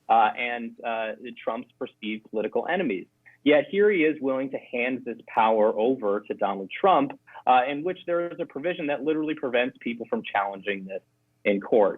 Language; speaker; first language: English; native; English